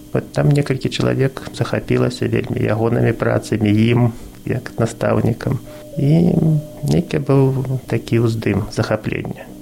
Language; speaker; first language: Belarusian; non-native, local second language; Russian